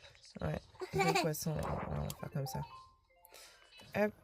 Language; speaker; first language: French; native; French